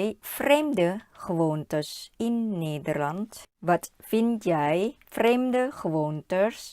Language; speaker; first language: Dutch; non-native, learner; Thai